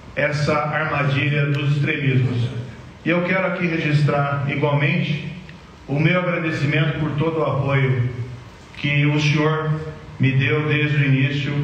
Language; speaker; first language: Portuguese; native; Portuguese